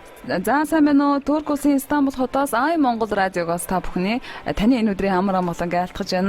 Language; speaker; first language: Mongolian; native; Mongolian